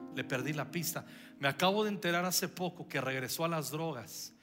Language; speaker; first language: Spanish; native; Spanish